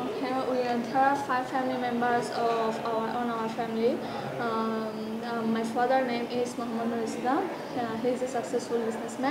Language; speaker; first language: English; non-native, learner; Bangla